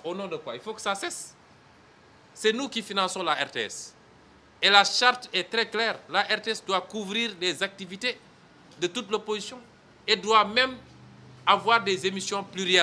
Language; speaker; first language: French; non-native, local second language; Wolof